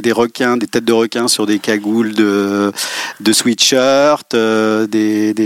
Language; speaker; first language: French; native; French